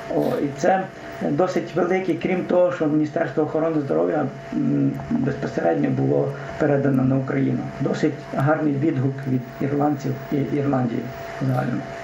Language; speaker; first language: Ukrainian; native; Ukrainian